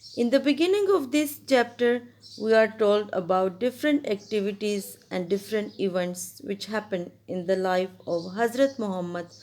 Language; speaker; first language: English; non-native, local second language; Urdu